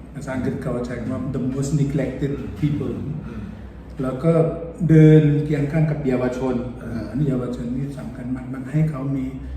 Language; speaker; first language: Thai; non-native, fluent; Indonesian